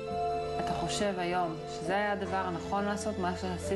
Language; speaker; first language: Hebrew; native; Hebrew